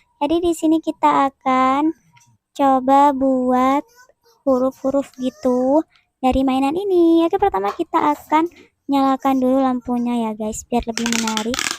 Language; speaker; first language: Indonesian; native; Indonesian